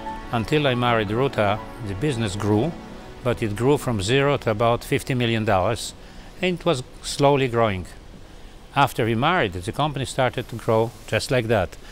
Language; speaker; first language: English; non-native, fluent; Polish